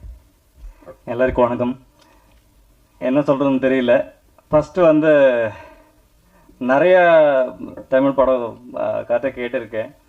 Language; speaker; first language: Tamil; non-native, learner; Kannada